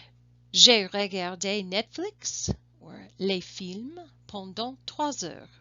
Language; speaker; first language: French; non-native, fluent; English